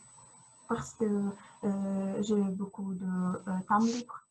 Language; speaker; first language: French; non-native, learner; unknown